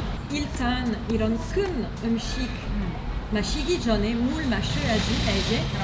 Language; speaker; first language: Korean; non-native, learner; French